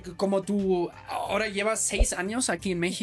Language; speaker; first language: Spanish; native; Spanish